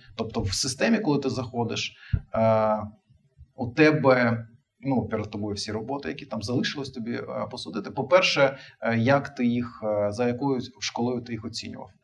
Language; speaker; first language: Ukrainian; non-native, local second language; Russian